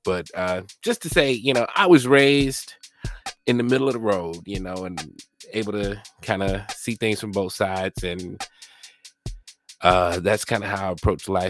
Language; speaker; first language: English; native; English